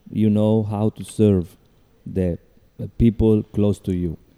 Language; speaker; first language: English; non-native, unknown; Italian